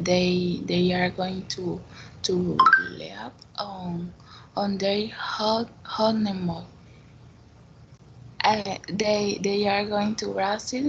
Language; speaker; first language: English; non-native, learner; Spanish